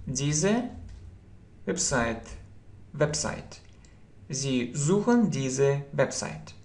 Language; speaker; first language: German; non-native, fluent; Russian